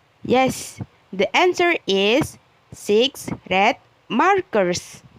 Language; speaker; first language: English; non-native, learner; Indonesian